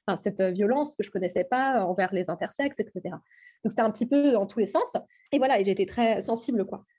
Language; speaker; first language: French; native; French